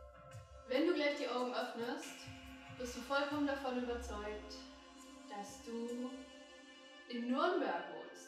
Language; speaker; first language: German; native; German